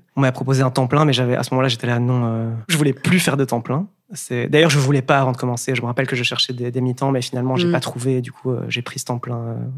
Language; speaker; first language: French; native; French